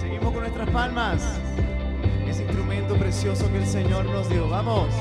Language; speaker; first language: Spanish; native; Spanish